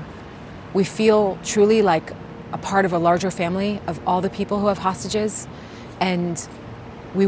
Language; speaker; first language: English; native; English